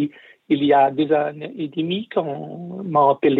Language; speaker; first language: French; non-native, learner; Portuguese